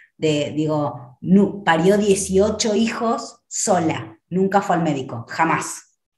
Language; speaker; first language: Spanish; native; Spanish